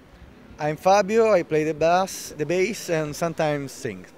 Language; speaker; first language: English; non-native, learner; Italian